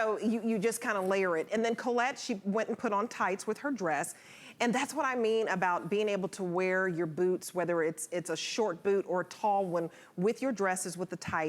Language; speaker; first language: English; native; English